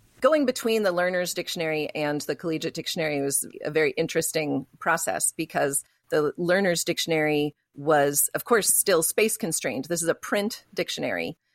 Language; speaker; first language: English; native; English